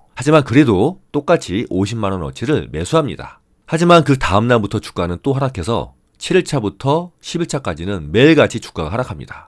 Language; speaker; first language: Korean; native; Korean